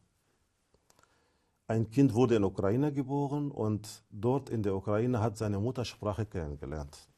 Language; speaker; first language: German; non-native, fluent; Arabic